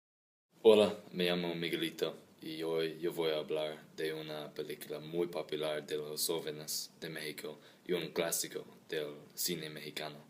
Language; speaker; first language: Spanish; non-native, learner; English